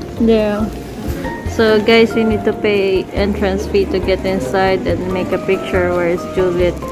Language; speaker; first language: English; non-native, local second language; Filipino